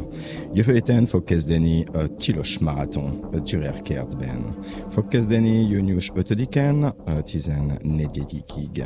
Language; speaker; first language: Hungarian; non-native, learner; French